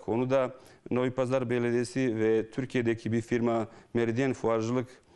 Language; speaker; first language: Turkish; non-native, fluent; Bosnian